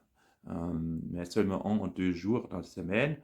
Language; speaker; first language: French; non-native, learner; German